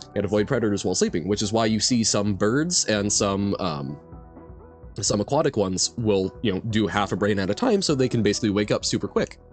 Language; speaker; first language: English; native; English